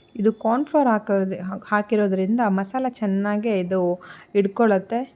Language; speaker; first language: Kannada; non-native, local second language; Konkani